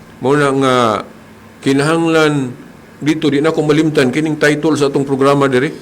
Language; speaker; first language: Cebuano; native; Cebuano